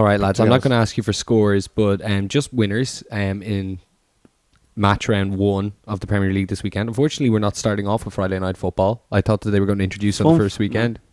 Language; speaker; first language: English; native; English